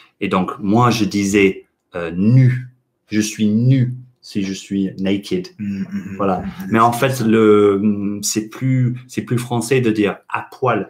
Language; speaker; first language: French; non-native, fluent; English